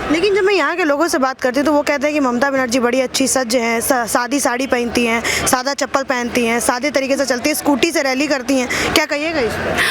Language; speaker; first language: Hindi; native; Hindi